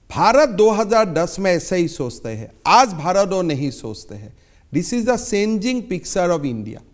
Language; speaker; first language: Hindi; non-native, local second language; Assamese